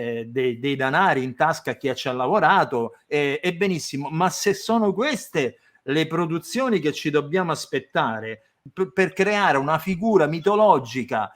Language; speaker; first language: Italian; native; Italian